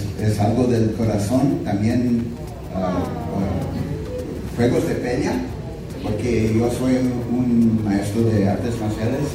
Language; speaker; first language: Spanish; early bilingual, heritage; English